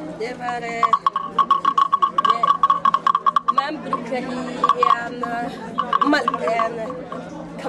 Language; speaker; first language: Norwegian; non-native, learner; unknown